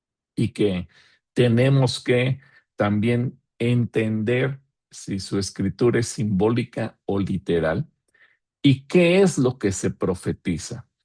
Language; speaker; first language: Spanish; native; Spanish